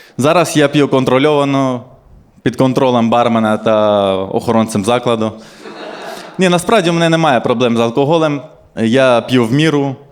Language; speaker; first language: Ukrainian; non-native, local second language; Russian